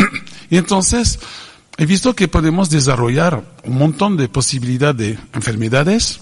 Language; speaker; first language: Spanish; non-native, fluent; French